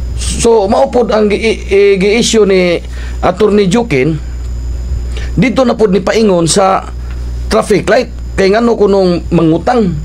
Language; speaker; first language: Cebuano; native; Cebuano